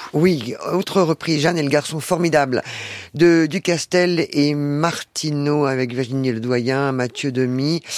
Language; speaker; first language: French; native; French